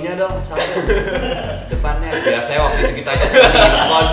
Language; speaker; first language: Indonesian; native; Indonesian